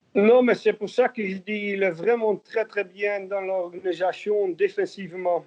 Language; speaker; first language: French; non-native, learner; Dutch